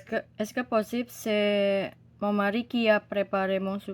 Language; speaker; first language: French; non-native, learner; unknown